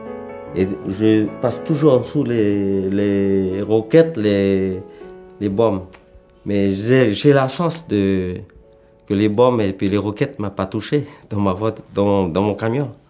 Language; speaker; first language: French; non-native, local second language; Vietnamese